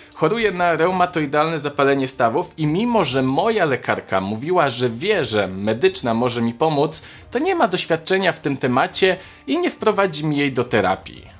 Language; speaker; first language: Polish; native; Polish